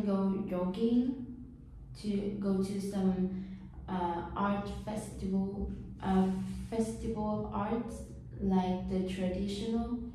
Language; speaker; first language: English; non-native, learner; Vietnamese